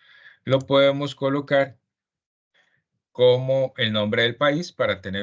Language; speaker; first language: Spanish; native; Spanish